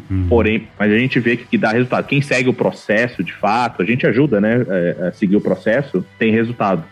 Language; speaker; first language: Portuguese; native; Portuguese